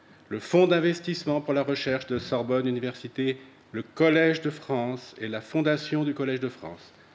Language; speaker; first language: French; native; French